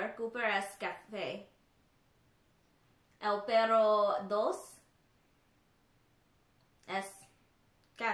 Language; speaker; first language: Spanish; non-native, learner; English